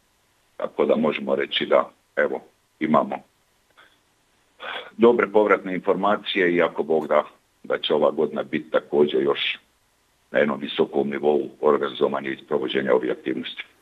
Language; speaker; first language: Bosnian; native; Bosnian